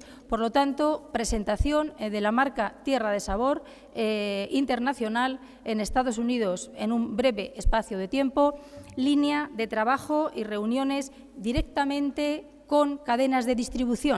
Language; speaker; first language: Spanish; native; Spanish